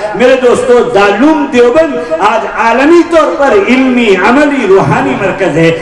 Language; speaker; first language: Urdu; non-native, local second language; Tamil